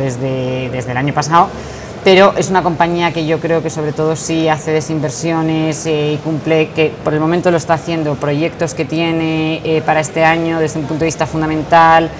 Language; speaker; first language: Spanish; native; Spanish